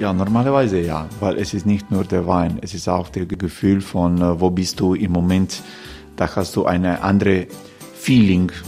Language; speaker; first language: German; non-native, fluent; Croatian